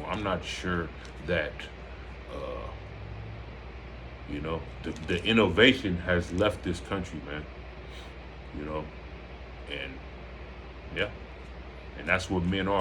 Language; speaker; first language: English; native; English